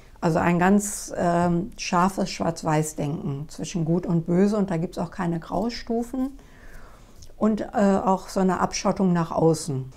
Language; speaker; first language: German; native; German